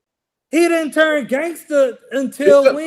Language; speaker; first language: English; native; English